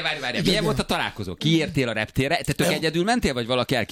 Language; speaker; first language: Hungarian; native; Hungarian